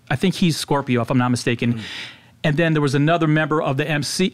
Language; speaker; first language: English; native; English